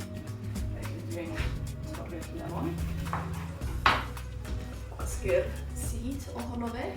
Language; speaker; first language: Welsh; non-native, learner; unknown